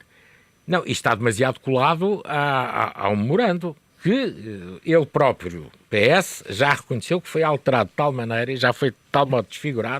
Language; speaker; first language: Portuguese; native; Portuguese